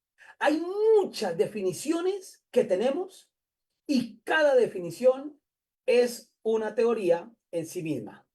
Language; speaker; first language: Spanish; native; Spanish